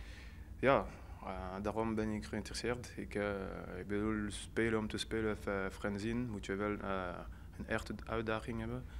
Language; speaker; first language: Dutch; non-native, fluent; French